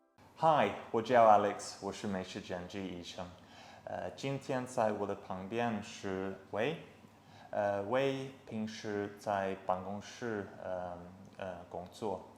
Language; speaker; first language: Chinese; non-native, fluent; English